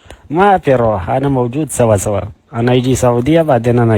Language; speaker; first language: Arabic; non-native, learner; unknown